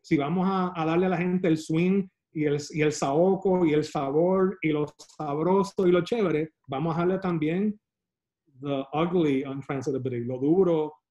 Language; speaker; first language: Spanish; early bilingual, heritage; Spanish